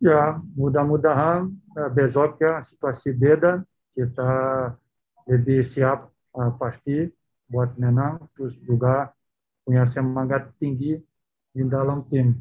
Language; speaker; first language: Indonesian; non-native, learner; Portuguese